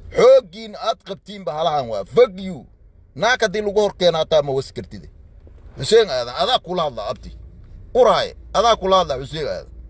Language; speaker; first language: Somali; non-native, local second language; Swahili